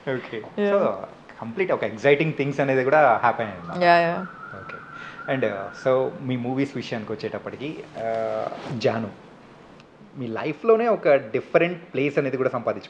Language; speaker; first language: Telugu; native; Telugu